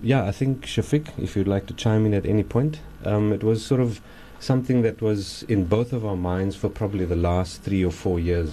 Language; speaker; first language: English; native; English